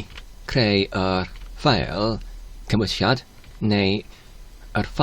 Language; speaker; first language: Welsh; non-native, fluent; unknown